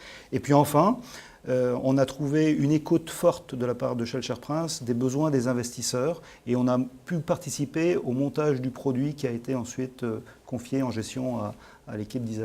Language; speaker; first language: French; native; French